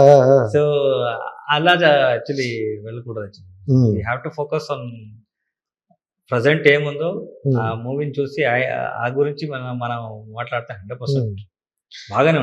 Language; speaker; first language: Telugu; non-native, local second language; Kannada